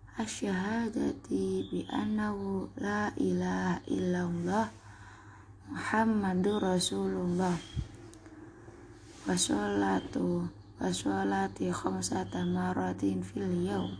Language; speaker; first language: Arabic; non-native, learner; Indonesian